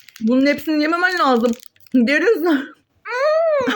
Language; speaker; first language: Turkish; native; Turkish